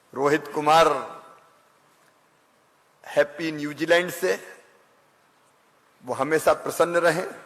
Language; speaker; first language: Hindi; native; Hindi